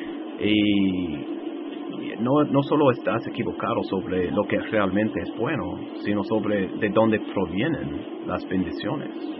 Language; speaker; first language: Spanish; non-native, fluent; English